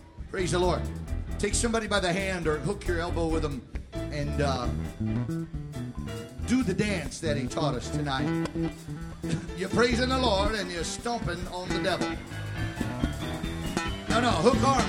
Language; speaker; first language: English; native; English